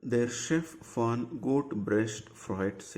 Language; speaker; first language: German; non-native, learner; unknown